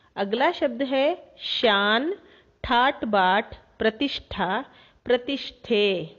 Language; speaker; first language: Hindi; non-native, local second language; Kannada